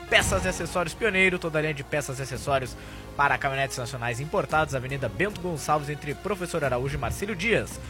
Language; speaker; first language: Portuguese; native; Portuguese